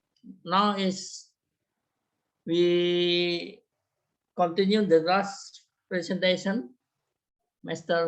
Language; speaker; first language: English; non-native, learner; Indonesian